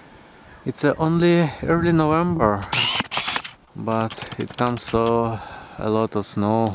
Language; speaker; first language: English; non-native, learner; Ukrainian